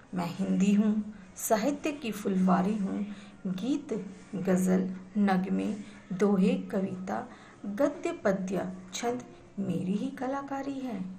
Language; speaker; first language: Hindi; native; Hindi